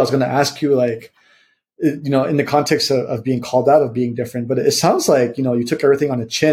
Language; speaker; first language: English; early bilingual, other home language; Vietnamese